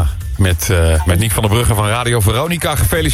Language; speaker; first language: Dutch; native; Dutch